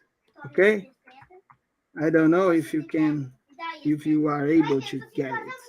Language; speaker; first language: English; non-native, fluent; Portuguese